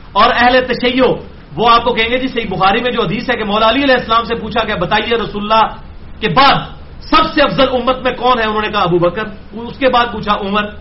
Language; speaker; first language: Urdu; non-native, local second language; Punjabi